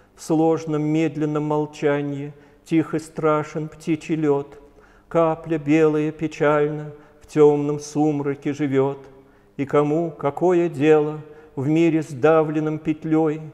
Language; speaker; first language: Russian; native; Russian